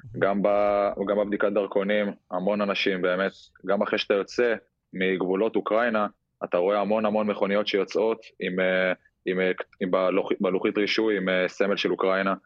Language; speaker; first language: Hebrew; native; Hebrew